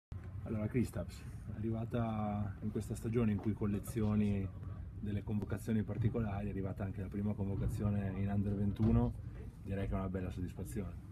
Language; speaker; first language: Italian; native; Italian